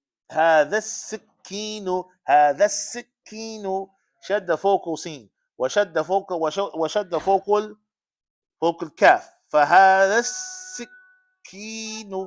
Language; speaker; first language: Arabic; non-native, fluent; English